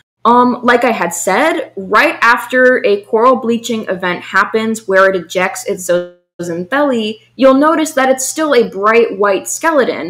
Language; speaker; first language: English; native; English